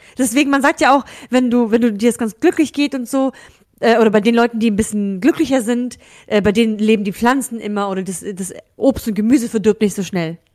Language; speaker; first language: German; early bilingual, other home language; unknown